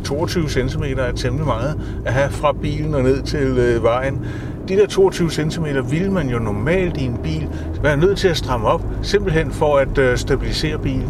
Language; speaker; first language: Danish; native; Danish